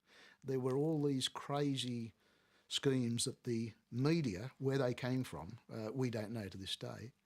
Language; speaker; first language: English; native; English